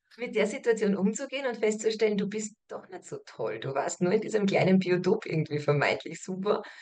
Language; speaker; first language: German; native; German